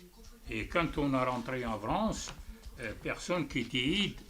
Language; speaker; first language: French; non-native, fluent; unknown